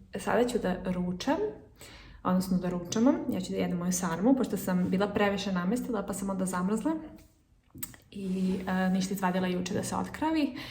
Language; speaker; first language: Serbian; early bilingual, heritage; Serbian